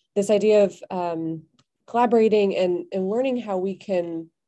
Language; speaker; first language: English; native; English